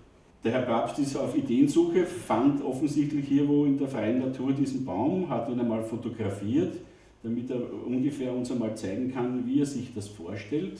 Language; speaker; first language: German; native; German